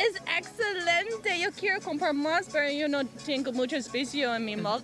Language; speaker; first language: Spanish; non-native, learner; English